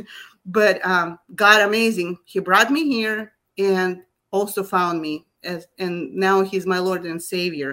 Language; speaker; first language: English; non-native, fluent; Russian